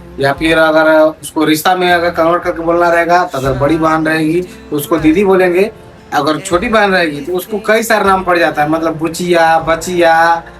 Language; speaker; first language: Hindi; native; Hindi